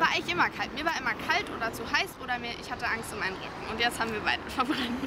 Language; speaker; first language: German; native; German